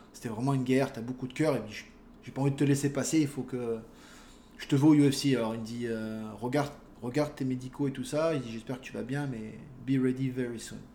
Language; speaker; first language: French; native; French